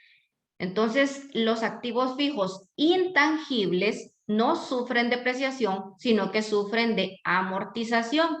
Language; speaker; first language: Spanish; native; Spanish